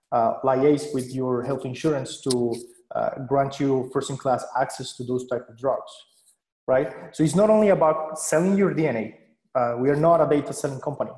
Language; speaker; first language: English; non-native, fluent; Spanish